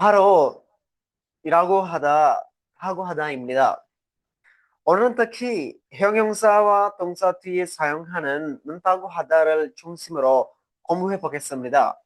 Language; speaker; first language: Korean; non-native, fluent; Sinhala